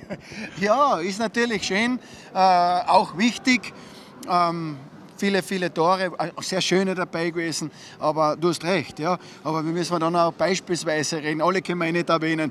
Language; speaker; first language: German; native; German